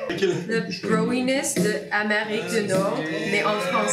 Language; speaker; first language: French; non-native, learner; English